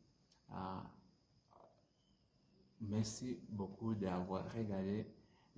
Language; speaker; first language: French; non-native, learner; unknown